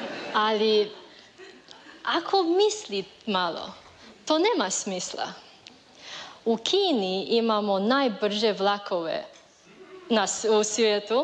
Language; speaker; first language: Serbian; non-native, learner; Chinese